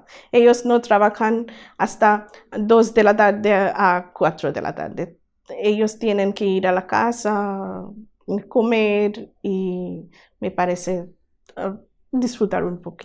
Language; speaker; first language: Spanish; non-native, learner; Bangla